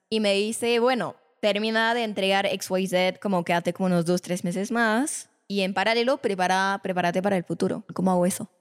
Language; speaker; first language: Spanish; non-native, fluent; French